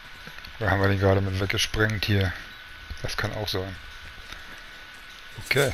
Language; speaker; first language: German; native; German